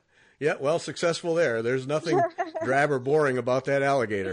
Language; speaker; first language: English; native; English